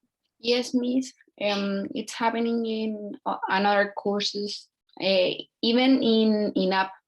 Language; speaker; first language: English; non-native, learner; Spanish